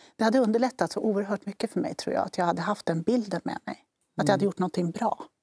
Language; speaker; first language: Swedish; native; Swedish